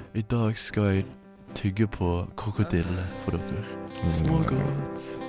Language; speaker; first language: Norwegian; early bilingual, other home language; Vietnamese